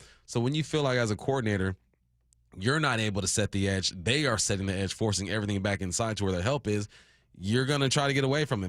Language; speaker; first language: English; native; English